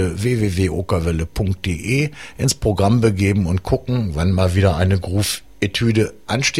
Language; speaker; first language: German; native; German